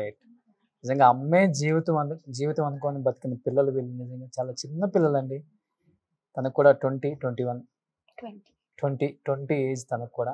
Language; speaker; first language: Telugu; native; Telugu